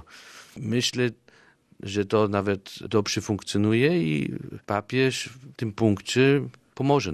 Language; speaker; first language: Polish; non-native, fluent; German